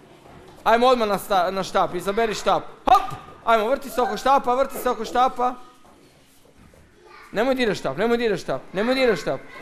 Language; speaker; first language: Croatian; native; Croatian